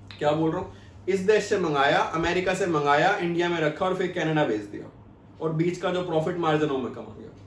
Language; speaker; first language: Hindi; native; Hindi